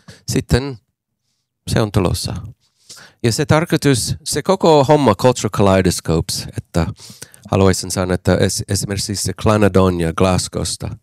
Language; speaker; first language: Finnish; non-native, learner; English